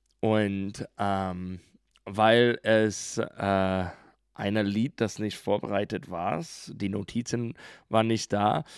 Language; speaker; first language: German; non-native, learner; English